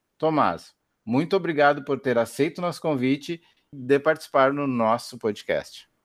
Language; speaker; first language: Portuguese; native; Portuguese